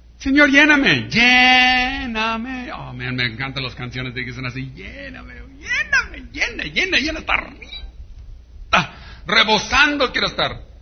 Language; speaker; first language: Spanish; early bilingual, heritage; Spanish